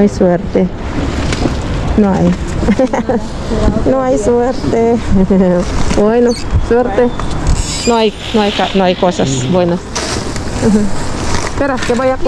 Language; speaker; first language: Spanish; non-native, learner; Filipino